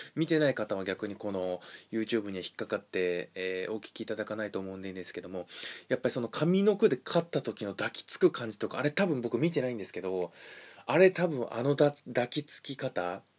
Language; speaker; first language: Japanese; native; Japanese